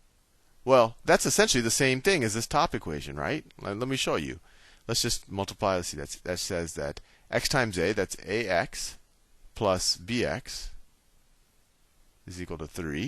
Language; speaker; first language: English; native; English